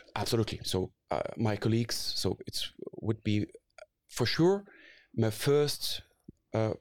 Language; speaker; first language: English; non-native, fluent; Arabic